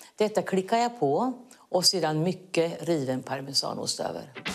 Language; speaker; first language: Swedish; native; Swedish